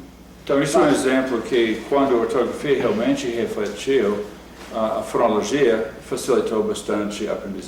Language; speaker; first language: Portuguese; non-native, fluent; English